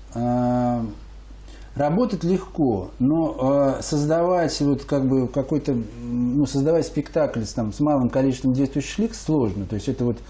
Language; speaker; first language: Russian; native; Russian